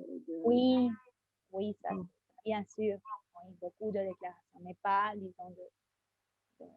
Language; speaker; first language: French; non-native, fluent; Spanish